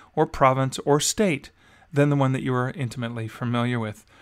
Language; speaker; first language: English; native; English